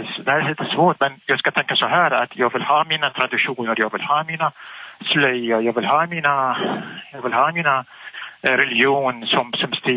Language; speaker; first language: Swedish; non-native, learner; Arabic